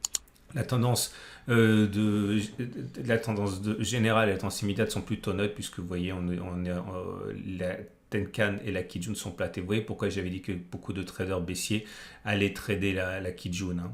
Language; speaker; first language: French; native; French